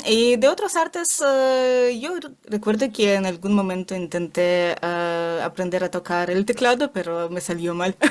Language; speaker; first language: Spanish; non-native, fluent; Ukrainian